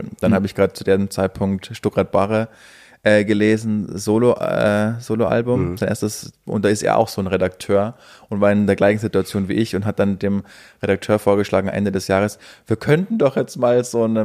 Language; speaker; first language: German; native; German